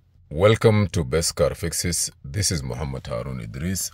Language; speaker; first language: English; non-native, fluent; Arabic